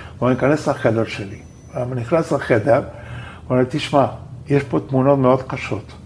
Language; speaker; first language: Hebrew; non-native, fluent; Spanish